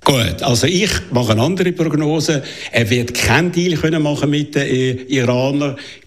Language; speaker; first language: German; native; German